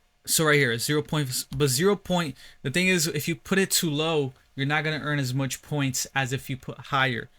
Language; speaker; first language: English; native; English